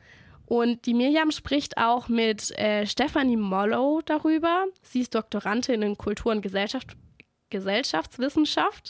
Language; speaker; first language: German; native; German